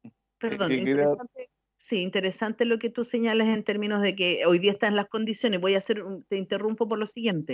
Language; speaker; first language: Spanish; native; Spanish